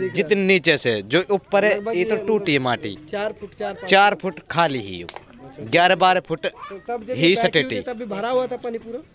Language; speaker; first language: Hindi; native; Hindi